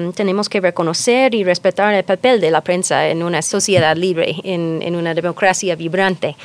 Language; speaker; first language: Spanish; non-native, fluent; English